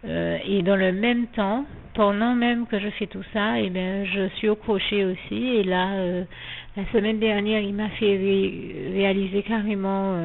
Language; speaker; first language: French; native; French